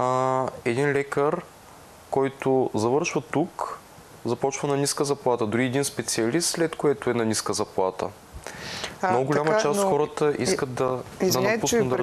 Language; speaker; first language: Bulgarian; native; Bulgarian